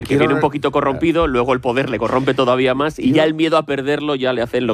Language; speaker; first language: Spanish; native; Spanish